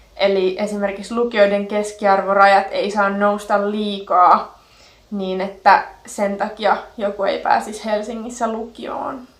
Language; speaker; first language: Finnish; native; Finnish